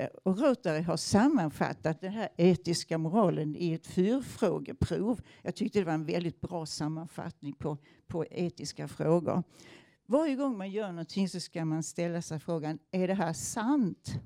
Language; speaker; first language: Swedish; native; Swedish